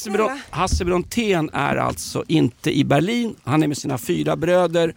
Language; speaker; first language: Swedish; native; Swedish